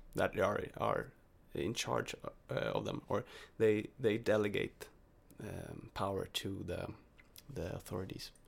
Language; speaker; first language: English; non-native, fluent; Swedish